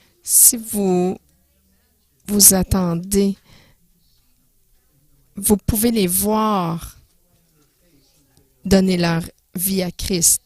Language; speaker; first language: French; non-native, fluent; English